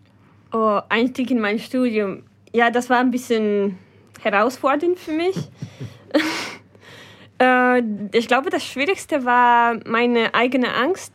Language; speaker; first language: German; non-native, fluent; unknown